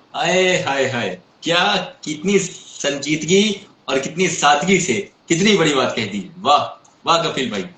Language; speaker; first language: Hindi; native; Hindi